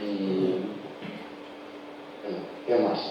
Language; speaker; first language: Spanish; non-native, learner; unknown